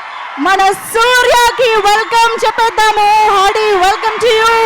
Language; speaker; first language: Telugu; native; Telugu